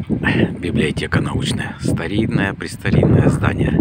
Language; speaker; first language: Russian; native; Russian